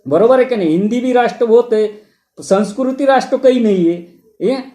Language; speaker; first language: Hindi; non-native, local second language; Marathi